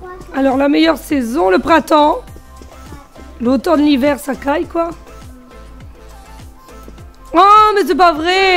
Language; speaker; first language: French; native; French